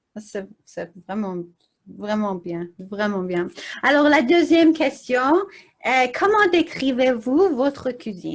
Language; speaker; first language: French; non-native, learner; English